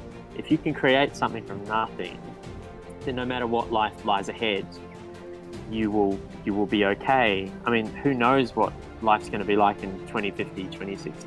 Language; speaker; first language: English; native; English